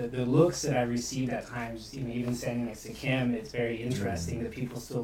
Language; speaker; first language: English; native; English